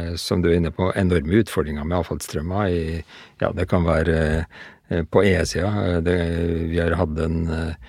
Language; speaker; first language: Norwegian; native; Norwegian